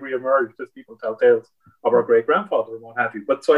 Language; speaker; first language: English; native; English